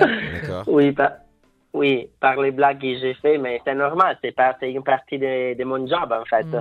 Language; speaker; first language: French; non-native, fluent; Italian